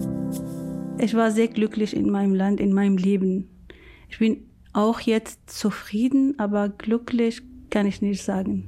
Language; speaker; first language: German; non-native, learner; Arabic